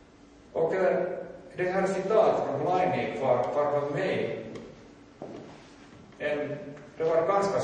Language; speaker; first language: Swedish; non-native, local second language; Finnish